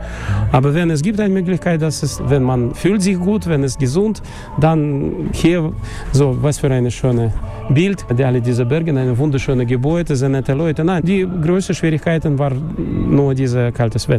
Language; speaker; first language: German; non-native, learner; Russian